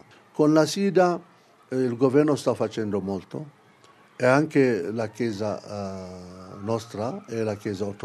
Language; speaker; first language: Italian; non-native, fluent; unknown